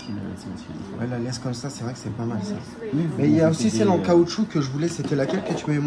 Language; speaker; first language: French; native; French